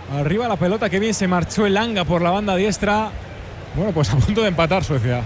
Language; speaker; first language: Spanish; native; Spanish